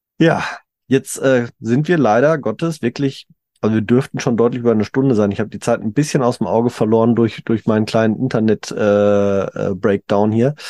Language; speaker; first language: German; native; German